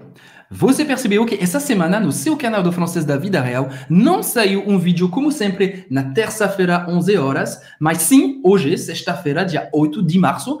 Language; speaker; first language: Portuguese; non-native, fluent; French